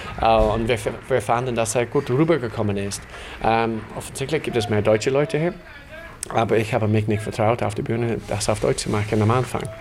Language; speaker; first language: German; non-native, fluent; English